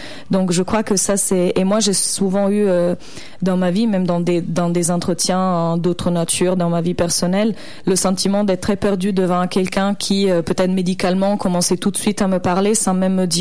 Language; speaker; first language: French; native; French